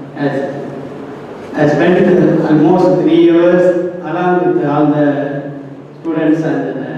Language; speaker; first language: English; non-native, local second language; Tamil